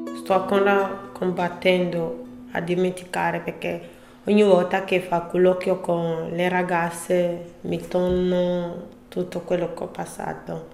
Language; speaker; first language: Italian; non-native, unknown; Bini